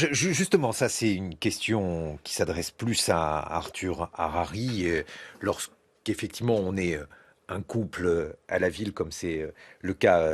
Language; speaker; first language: French; native; French